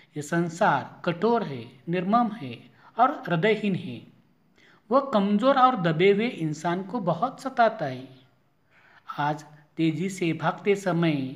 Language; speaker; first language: Hindi; non-native, local second language; Marathi